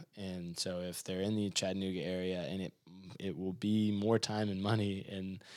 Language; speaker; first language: English; native; English